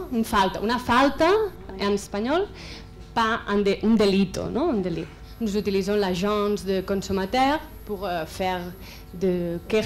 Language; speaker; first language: French; non-native, fluent; Spanish